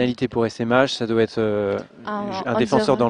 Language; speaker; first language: French; native; French